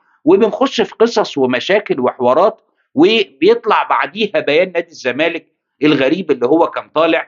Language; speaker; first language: Arabic; native; Arabic